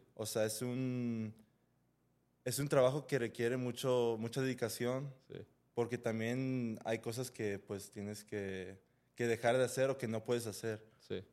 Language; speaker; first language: Spanish; early bilingual, heritage; Spanish